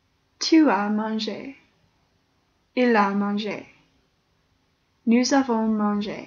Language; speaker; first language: French; non-native, fluent; English